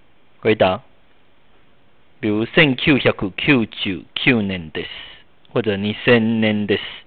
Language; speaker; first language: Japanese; non-native, fluent; Chinese